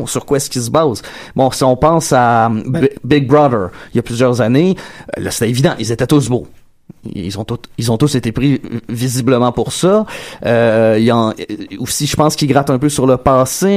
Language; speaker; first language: French; native; French